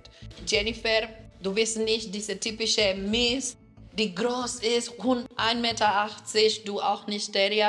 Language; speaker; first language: German; non-native, fluent; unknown